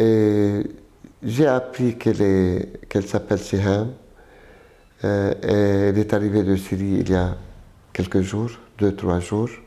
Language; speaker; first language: French; non-native, local second language; Arabic